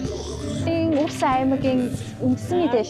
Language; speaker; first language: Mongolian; non-native, fluent; Korean